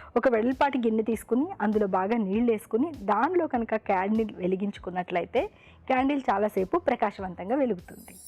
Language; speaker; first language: Telugu; native; Telugu